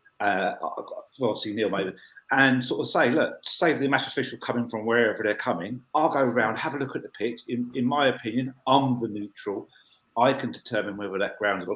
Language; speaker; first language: English; native; English